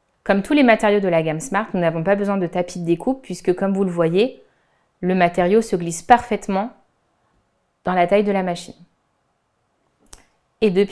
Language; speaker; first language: French; native; French